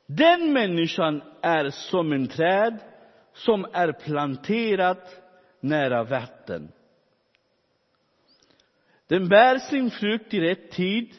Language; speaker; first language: Swedish; non-native, fluent; Romany